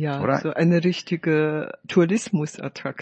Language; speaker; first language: German; non-native, fluent; Chinese